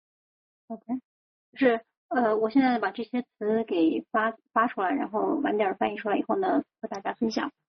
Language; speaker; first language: Chinese; native; Chinese